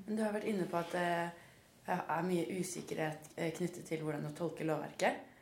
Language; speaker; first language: Norwegian; native; Norwegian